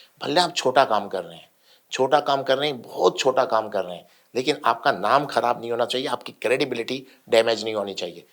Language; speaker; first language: Urdu; native; Urdu